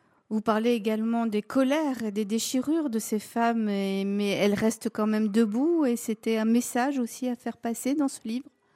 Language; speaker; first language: French; native; French